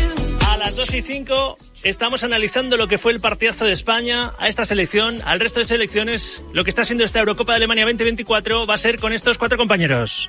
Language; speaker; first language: Spanish; native; Spanish